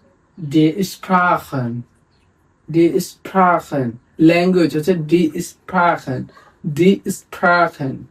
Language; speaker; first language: German; non-native, learner; Bangla